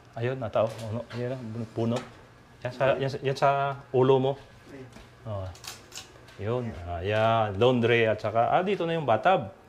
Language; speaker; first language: Filipino; non-native, local second language; Cebuano